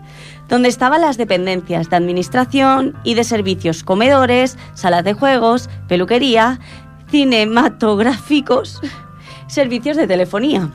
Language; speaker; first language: Spanish; native; Spanish